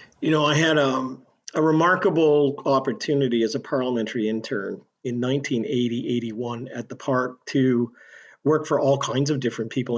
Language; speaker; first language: English; native; English